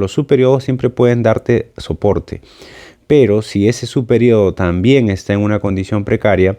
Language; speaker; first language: Spanish; native; Spanish